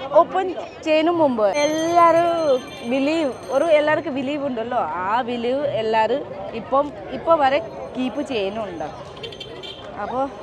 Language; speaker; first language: Malayalam; non-native, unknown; Nepali